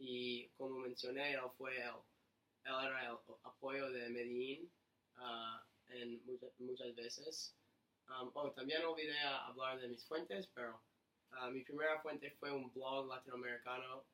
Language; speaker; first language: Spanish; non-native, learner; English